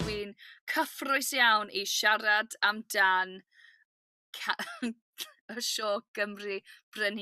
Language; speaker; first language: Welsh; non-native, learner; English